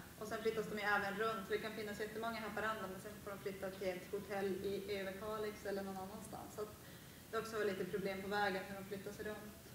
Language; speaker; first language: Swedish; native; Swedish